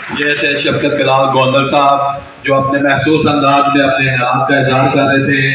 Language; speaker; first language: Urdu; non-native, local second language; Punjabi